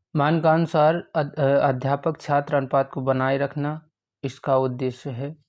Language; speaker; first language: Hindi; native; Hindi